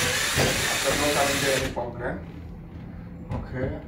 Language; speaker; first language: English; non-native, learner; Bangla